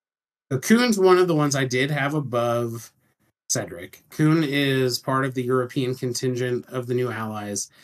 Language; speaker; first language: English; native; English